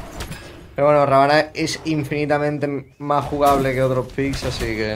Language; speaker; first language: Spanish; native; Spanish